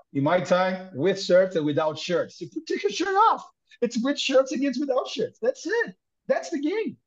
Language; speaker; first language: English; non-native, fluent; Portuguese